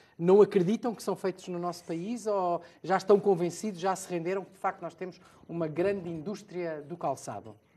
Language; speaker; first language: Portuguese; native; Portuguese